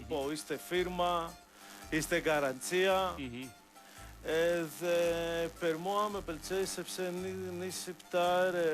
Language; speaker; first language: Albanian; non-native, learner; Greek